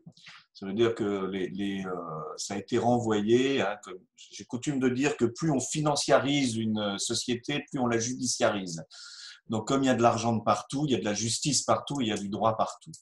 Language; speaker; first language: French; native; French